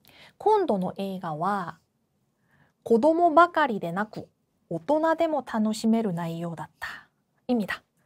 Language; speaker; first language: Japanese; non-native, fluent; Korean